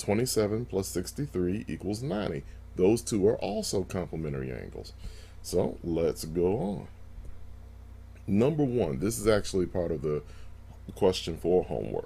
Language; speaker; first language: English; native; English